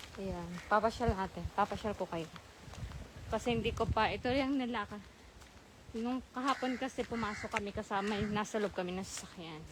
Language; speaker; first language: Filipino; non-native, local second language; Iloko